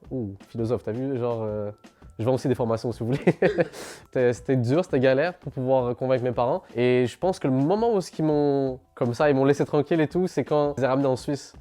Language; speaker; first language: French; early bilingual, other home language; Arabic